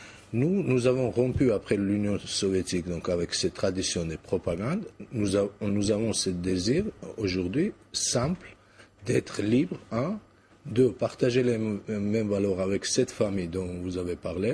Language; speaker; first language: French; non-native, fluent; Georgian